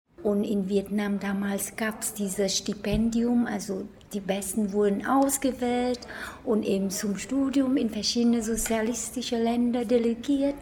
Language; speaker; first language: German; non-native, fluent; Vietnamese